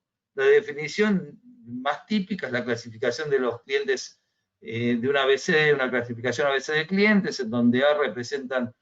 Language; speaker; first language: Spanish; native; Spanish